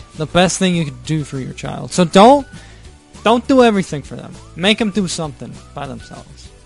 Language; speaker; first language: English; native; English